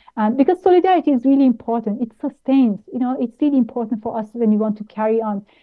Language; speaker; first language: English; non-native, fluent; German